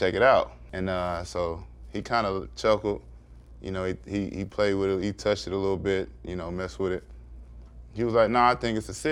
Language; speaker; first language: English; native; English